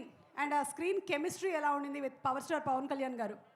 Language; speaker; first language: Telugu; native; Telugu